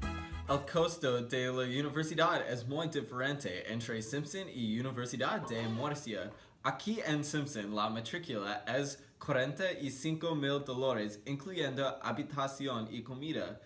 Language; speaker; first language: Spanish; non-native, learner; English